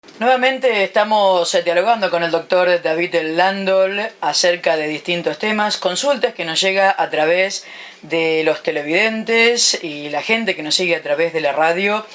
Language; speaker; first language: Spanish; native; Spanish